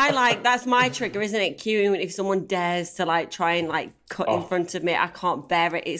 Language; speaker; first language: English; native; English